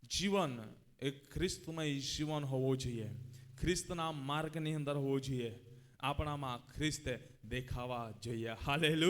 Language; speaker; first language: Gujarati; non-native, local second language; Gamit